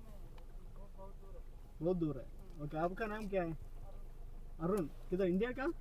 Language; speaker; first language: Hindi; non-native, local second language; Malayalam